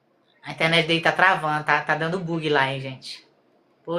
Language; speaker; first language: Portuguese; native; Portuguese